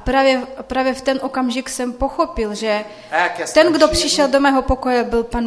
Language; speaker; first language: Czech; non-native, fluent; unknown